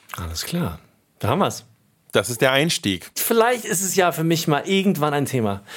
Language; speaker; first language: German; native; German